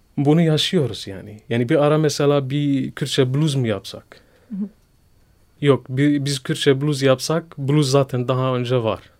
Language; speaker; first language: Turkish; non-native, fluent; Kurdish